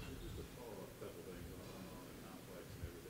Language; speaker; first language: English; native; English